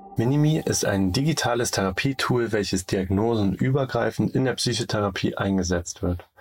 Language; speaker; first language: German; native; German